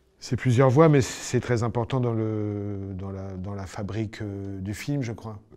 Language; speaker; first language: French; native; French